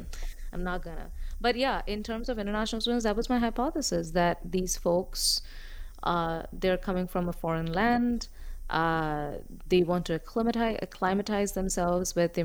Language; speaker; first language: English; non-native, local second language; Bangla